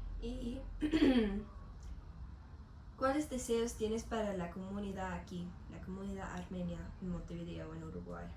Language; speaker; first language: Spanish; non-native, learner; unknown